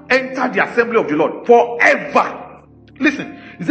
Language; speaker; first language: English; non-native, local second language; Yoruba